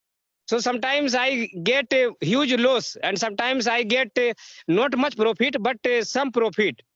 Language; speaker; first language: English; non-native, learner; Hindi